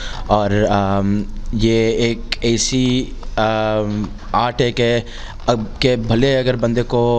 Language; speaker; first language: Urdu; early bilingual, heritage; Urdu